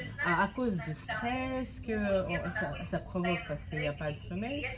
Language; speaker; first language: French; non-native, fluent; Russian